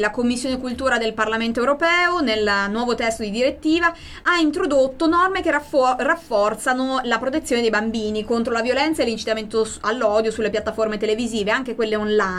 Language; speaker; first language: Italian; native; Italian